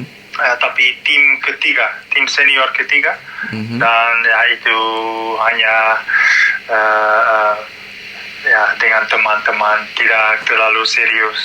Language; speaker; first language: Indonesian; non-native, learner; Dutch